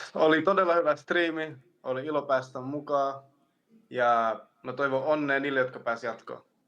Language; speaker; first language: Finnish; early bilingual, other home language; Kurdish